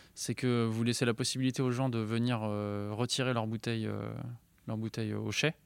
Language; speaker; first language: French; native; French